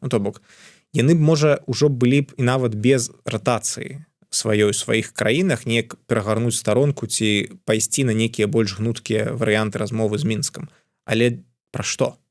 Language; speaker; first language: Belarusian; non-native, local second language; Russian